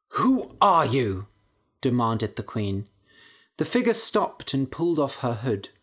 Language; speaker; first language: English; native; English